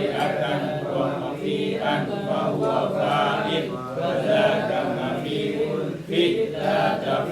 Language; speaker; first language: Arabic; non-native, learner; Indonesian